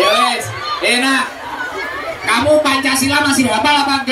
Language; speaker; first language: Indonesian; non-native, local second language; Javanese